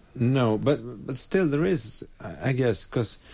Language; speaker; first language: English; non-native, fluent; Swedish